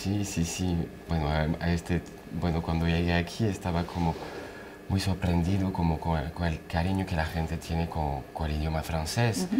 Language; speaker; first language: Spanish; non-native, fluent; French